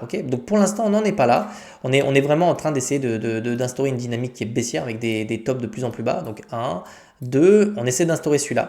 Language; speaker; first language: French; native; French